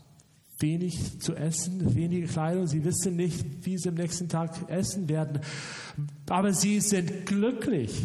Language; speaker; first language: German; non-native, fluent; English